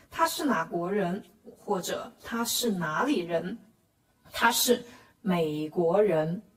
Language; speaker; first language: Chinese; non-native, fluent; Khmer